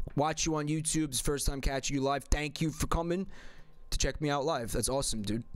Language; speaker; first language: English; native; English